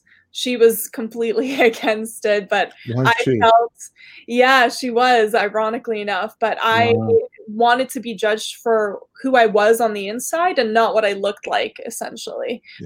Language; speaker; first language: English; early bilingual, other home language; Arabic